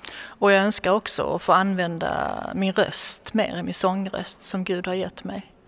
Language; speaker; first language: Swedish; native; Swedish